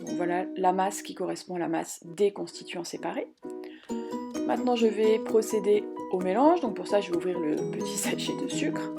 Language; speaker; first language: French; native; French